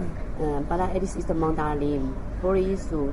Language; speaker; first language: Portuguese; non-native, learner; Chinese